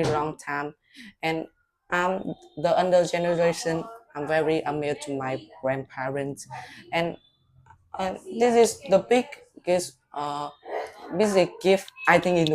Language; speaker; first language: English; non-native, learner; Vietnamese